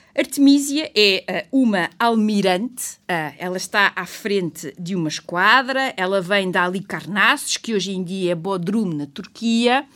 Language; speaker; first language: Portuguese; native; Portuguese